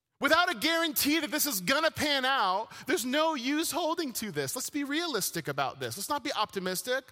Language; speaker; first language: English; early bilingual, other home language; Arabic